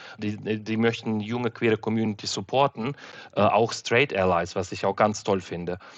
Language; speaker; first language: German; non-native, fluent; Ukrainian